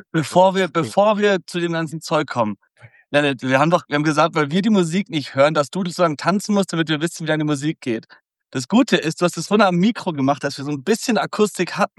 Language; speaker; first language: German; native; German